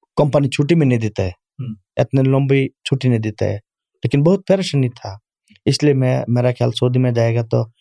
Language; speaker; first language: Urdu; non-native, learner; Bangla